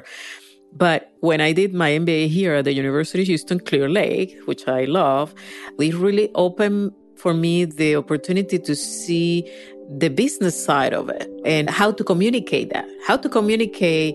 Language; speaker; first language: English; non-native, fluent; Spanish